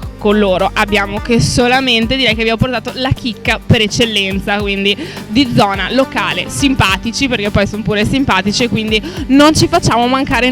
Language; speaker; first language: Italian; native; Italian